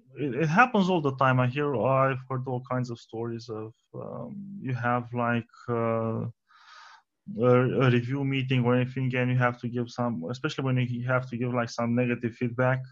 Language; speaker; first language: English; non-native, fluent; Romanian